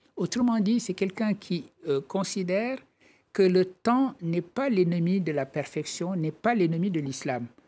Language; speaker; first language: French; non-native, local second language; Wolof